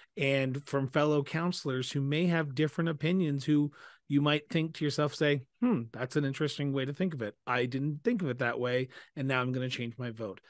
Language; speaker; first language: English; native; English